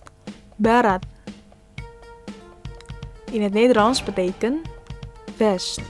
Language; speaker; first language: Dutch; non-native, learner; Indonesian